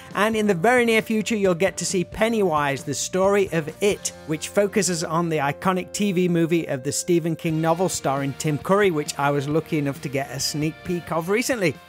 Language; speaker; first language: English; native; English